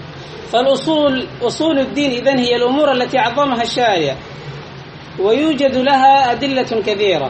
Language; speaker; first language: Arabic; native; Arabic